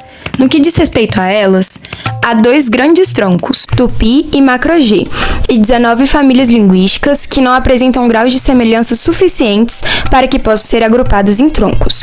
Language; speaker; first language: Portuguese; native; Portuguese